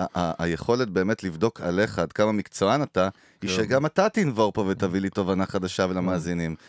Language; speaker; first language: Hebrew; native; Hebrew